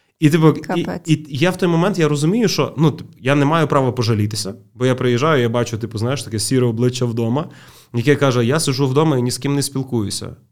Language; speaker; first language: Ukrainian; native; Ukrainian